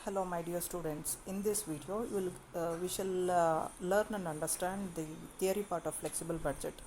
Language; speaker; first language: English; non-native, local second language; Kannada